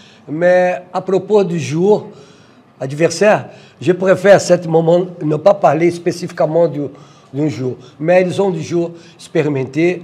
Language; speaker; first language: French; non-native, fluent; Portuguese